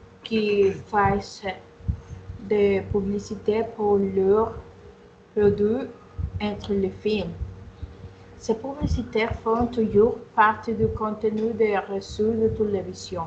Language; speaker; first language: French; non-native, learner; Spanish